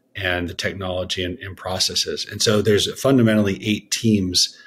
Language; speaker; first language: English; native; English